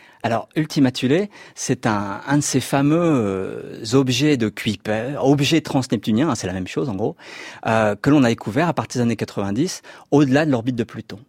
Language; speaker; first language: French; native; French